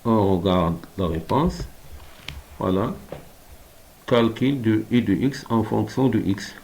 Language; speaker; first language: French; non-native, local second language; Arabic